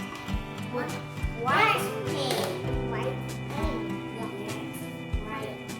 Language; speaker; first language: English; non-native, learner; Vietnamese